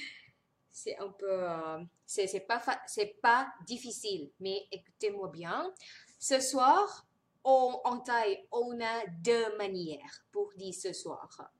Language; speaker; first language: French; non-native, fluent; Thai